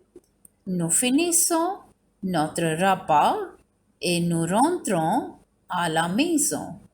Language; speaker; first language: French; non-native, fluent; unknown